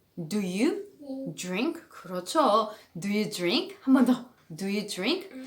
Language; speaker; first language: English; non-native, fluent; Korean